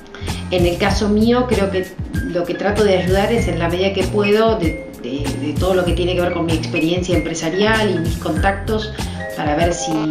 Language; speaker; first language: Spanish; native; Spanish